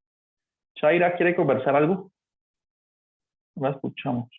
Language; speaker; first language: Spanish; native; Spanish